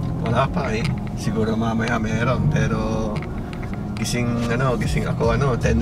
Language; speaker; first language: Filipino; non-native, learner; English